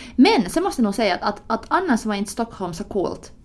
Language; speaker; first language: Swedish; early bilingual, other home language; Finnish